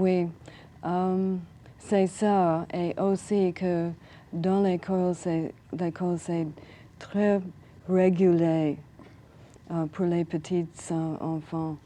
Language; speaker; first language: French; non-native, learner; English